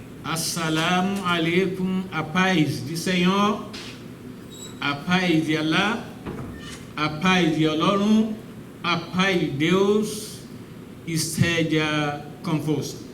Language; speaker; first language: Portuguese; non-native, fluent; Yoruba